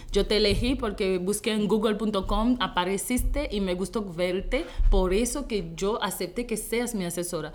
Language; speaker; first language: Spanish; non-native, fluent; Haitian Creole